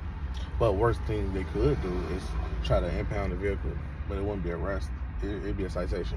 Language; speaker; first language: English; native; English